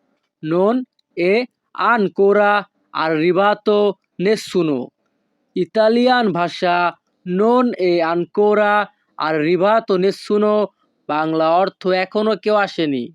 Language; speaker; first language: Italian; non-native, fluent; Bangla